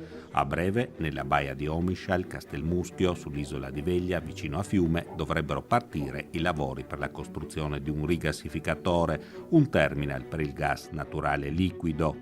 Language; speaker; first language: Italian; native; Italian